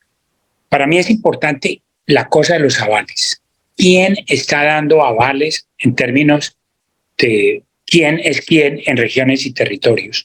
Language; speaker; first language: Spanish; native; Spanish